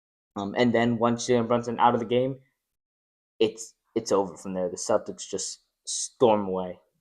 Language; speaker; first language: English; native; English